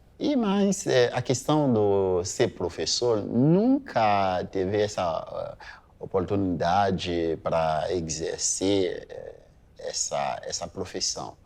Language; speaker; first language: Portuguese; non-native, fluent; Haitian Creole